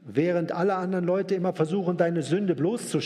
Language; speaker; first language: German; native; German